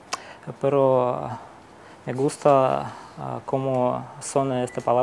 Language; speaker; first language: Spanish; non-native, learner; Russian